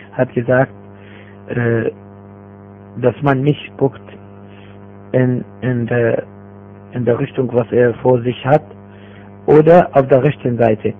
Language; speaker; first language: German; non-native, fluent; Arabic